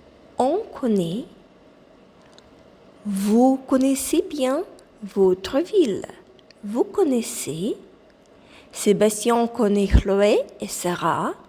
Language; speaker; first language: French; non-native, fluent; Ukrainian